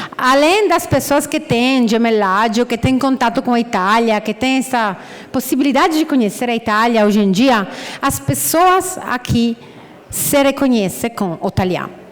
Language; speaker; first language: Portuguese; non-native, fluent; Italian